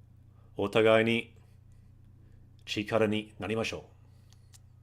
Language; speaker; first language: Japanese; non-native, learner; English